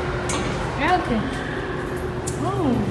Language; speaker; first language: Spanish; non-native, learner; Haitian Creole